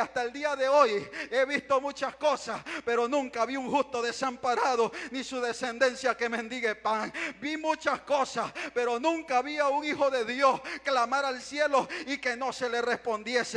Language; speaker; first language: Spanish; native; Spanish